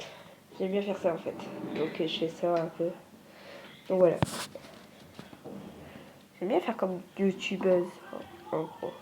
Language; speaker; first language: French; native; French